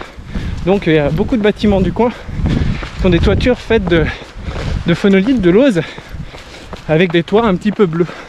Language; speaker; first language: French; native; French